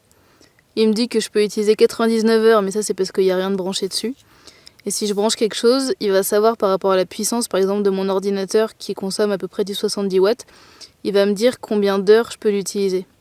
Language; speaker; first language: French; native; French